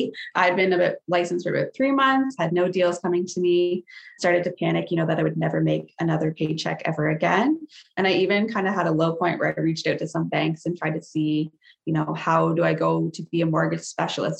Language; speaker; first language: English; native; English